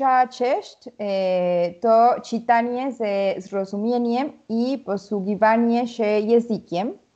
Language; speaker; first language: Polish; non-native, learner; Spanish